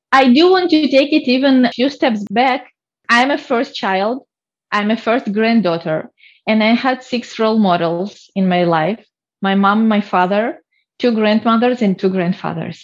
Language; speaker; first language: English; non-native, fluent; Russian